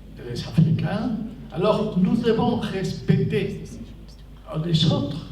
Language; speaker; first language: French; non-native, fluent; Spanish